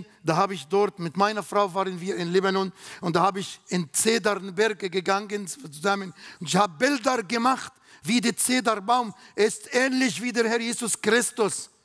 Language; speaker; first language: German; non-native, learner; Arabic